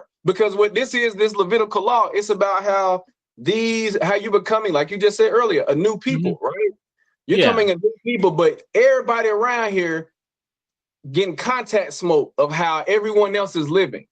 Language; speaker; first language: English; native; English